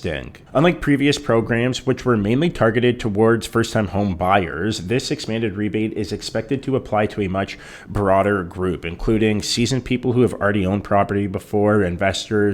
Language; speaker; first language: English; native; English